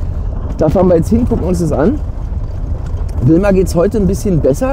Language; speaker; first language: German; native; German